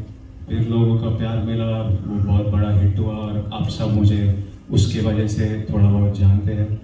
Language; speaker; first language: Hindi; non-native, local second language; Telugu